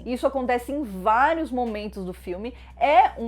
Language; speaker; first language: Portuguese; native; Portuguese